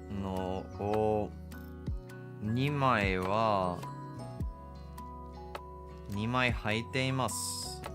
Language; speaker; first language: Japanese; non-native, learner; English